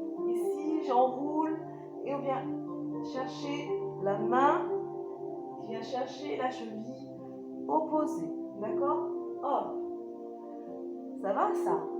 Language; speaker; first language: French; native; French